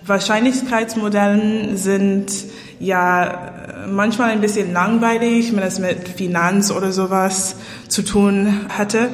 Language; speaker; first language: German; non-native, learner; English